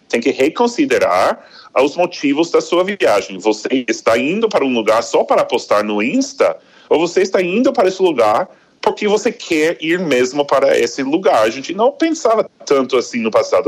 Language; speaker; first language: Portuguese; non-native, fluent; English